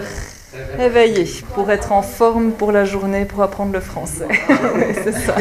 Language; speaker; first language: French; native; French